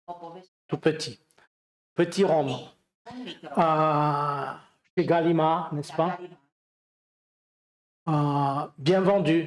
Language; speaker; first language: French; non-native, fluent; Romanian